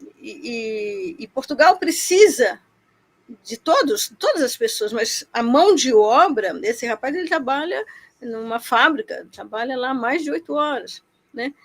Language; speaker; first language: Portuguese; native; Portuguese